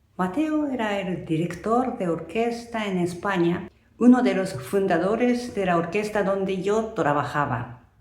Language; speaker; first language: Spanish; non-native, fluent; Japanese